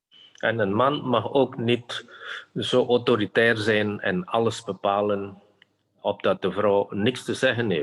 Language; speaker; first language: Dutch; non-native, fluent; Indonesian